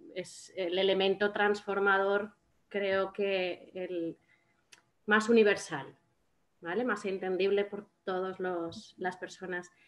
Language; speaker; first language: Spanish; native; Spanish